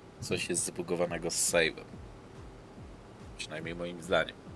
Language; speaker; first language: Polish; native; Polish